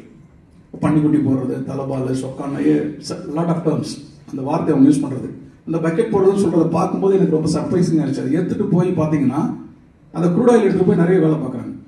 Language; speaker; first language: Tamil; native; Tamil